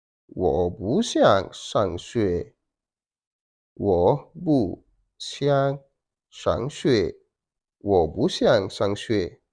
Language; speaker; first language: Chinese; non-native, fluent; Wolof